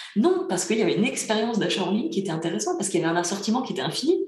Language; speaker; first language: French; early bilingual, other home language; Bulgarian